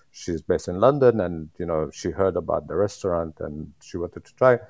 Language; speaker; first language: English; non-native, fluent; Arabic